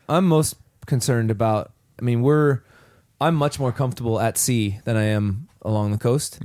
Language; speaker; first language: English; native; English